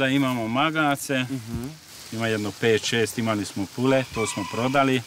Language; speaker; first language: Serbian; non-native, local second language; Hungarian